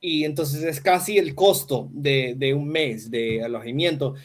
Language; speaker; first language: Spanish; non-native, fluent; English